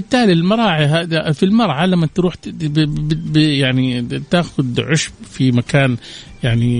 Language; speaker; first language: Arabic; native; Arabic